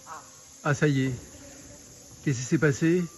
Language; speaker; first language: French; native; French